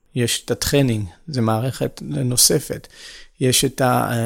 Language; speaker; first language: Hebrew; non-native, fluent; French